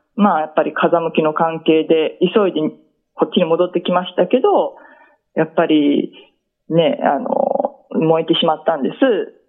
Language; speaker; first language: Japanese; native; Japanese